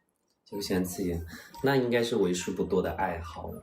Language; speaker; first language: Chinese; native; Chinese